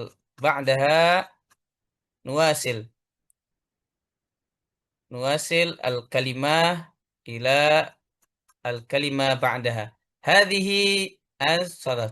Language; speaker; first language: Arabic; non-native, learner; Indonesian